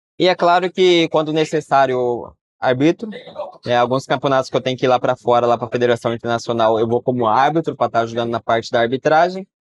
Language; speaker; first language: Portuguese; early bilingual, heritage; Portuguese